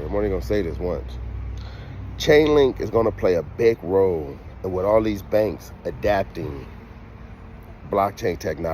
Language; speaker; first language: English; native; English